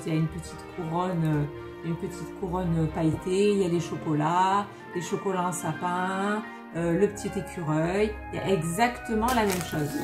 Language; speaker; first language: French; native; French